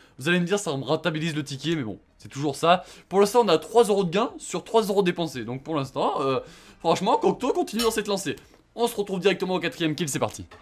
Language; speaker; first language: French; native; French